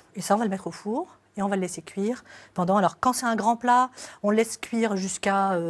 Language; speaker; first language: French; native; French